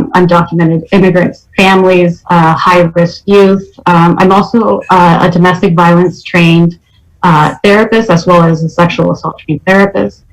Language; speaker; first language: English; native; English